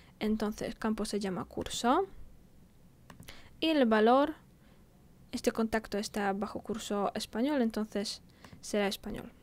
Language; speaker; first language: Spanish; non-native, fluent; Polish